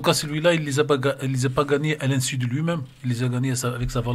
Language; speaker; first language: French; native; French